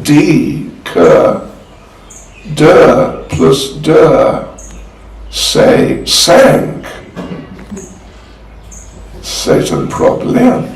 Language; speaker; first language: French; non-native, learner; English